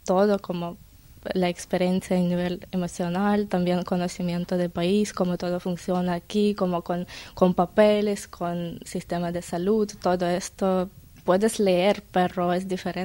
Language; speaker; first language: Spanish; non-native, learner; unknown